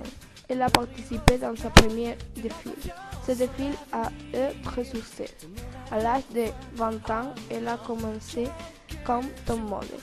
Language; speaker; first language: French; non-native, learner; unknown